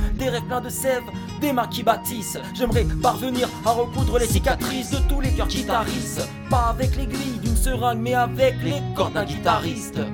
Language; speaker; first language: French; native; French